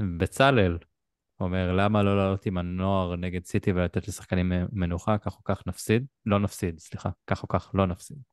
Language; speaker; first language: Hebrew; native; Hebrew